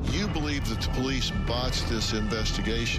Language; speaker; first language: English; native; English